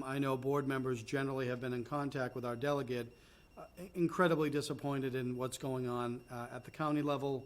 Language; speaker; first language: English; native; English